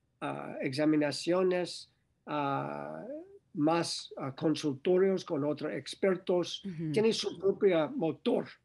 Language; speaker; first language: Spanish; non-native, learner; English